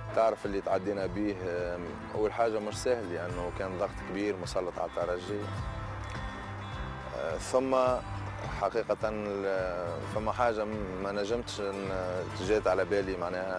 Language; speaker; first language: Arabic; native; Arabic